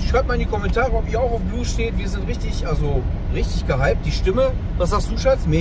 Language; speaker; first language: German; native; German